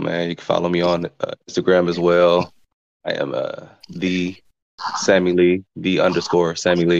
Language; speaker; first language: English; native; English